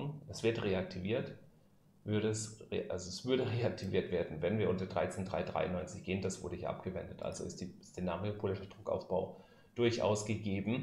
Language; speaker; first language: German; native; German